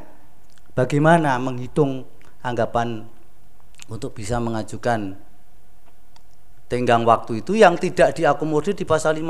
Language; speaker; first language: Indonesian; native; Indonesian